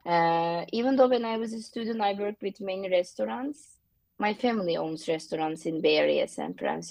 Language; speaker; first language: English; non-native, fluent; Turkish